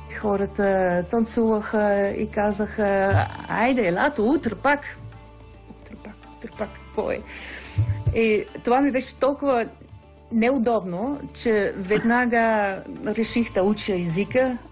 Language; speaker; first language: Bulgarian; non-native, fluent; Dutch